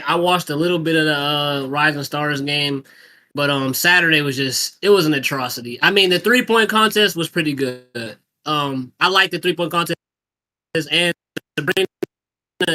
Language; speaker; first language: English; native; English